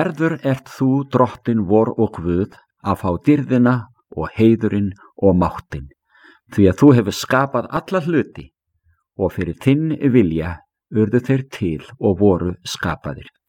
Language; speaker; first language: Icelandic; native; Icelandic